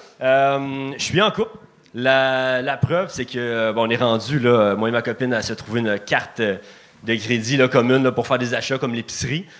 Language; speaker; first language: French; native; French